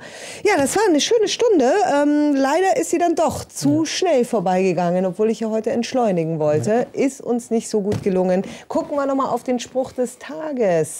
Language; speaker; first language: German; native; German